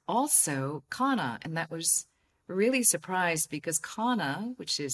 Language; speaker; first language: English; non-native, local second language; Cantonese